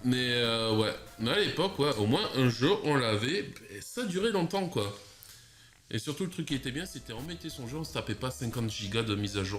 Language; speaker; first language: French; native; French